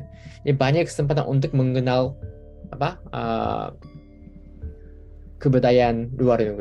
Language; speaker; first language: Indonesian; non-native, fluent; Japanese